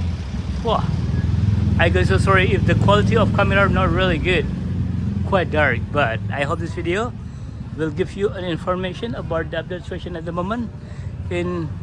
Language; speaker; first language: English; non-native, local second language; Indonesian